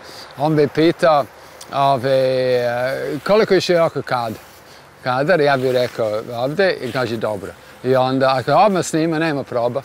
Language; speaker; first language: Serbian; non-native, fluent; English